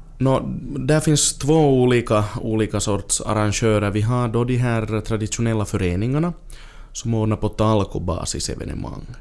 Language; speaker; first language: Swedish; native; Swedish